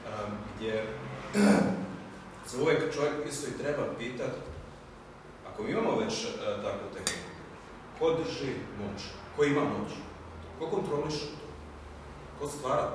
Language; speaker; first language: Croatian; early bilingual, heritage; German